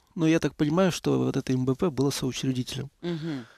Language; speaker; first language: Russian; native; Russian